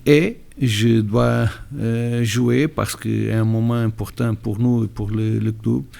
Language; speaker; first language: French; non-native, learner; Portuguese